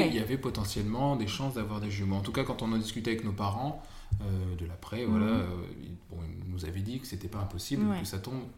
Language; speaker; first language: French; native; French